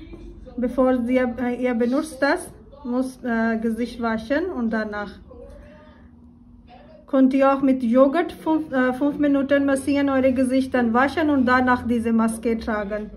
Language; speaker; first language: German; non-native, learner; Urdu